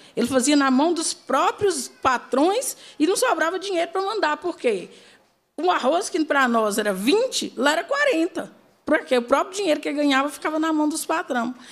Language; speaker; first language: Portuguese; native; Portuguese